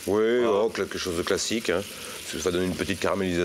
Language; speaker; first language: French; native; French